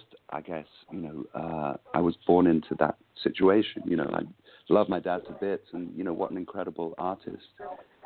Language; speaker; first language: English; native; English